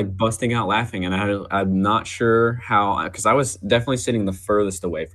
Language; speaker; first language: English; native; English